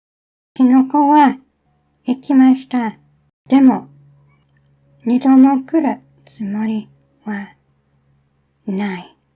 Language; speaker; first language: Japanese; non-native, learner; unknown